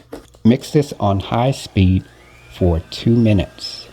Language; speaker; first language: English; native; English